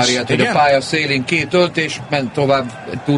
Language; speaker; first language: Hungarian; native; Hungarian